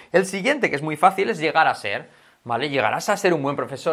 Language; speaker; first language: Spanish; native; Spanish